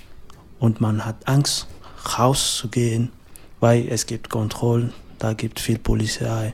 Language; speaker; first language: German; non-native, learner; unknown